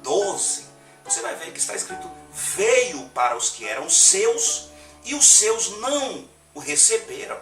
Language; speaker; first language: Portuguese; native; Portuguese